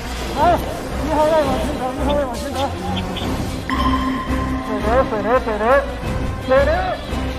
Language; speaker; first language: Chinese; native; Chinese